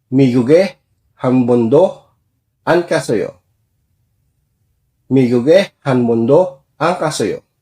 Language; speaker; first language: Korean; non-native, fluent; Filipino